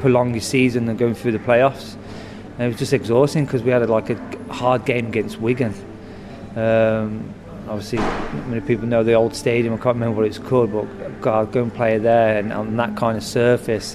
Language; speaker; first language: English; native; English